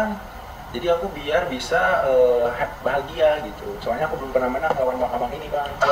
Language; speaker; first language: Indonesian; native; Indonesian